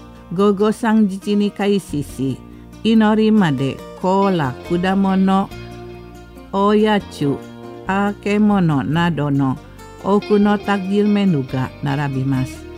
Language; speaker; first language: Japanese; non-native, fluent; Indonesian